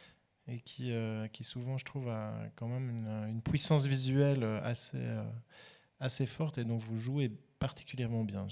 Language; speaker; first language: French; native; French